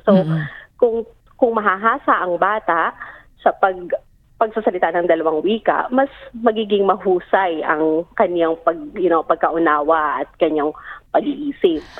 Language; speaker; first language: Filipino; native; Filipino